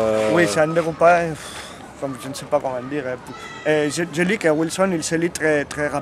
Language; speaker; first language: French; non-native, learner; Catalan